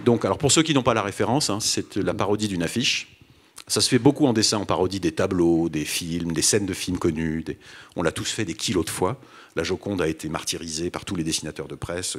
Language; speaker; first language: French; native; French